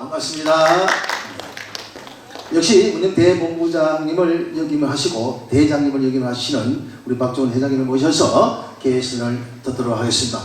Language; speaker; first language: Korean; native; Korean